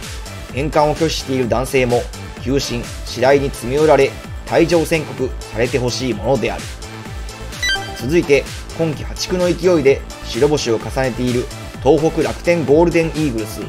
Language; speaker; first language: Japanese; native; Japanese